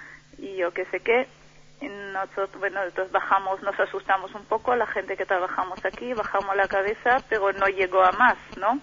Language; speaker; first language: Spanish; non-native, fluent; Hebrew